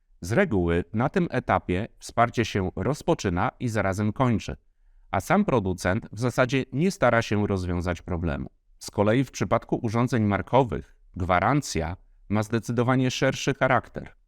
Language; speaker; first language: Polish; native; Polish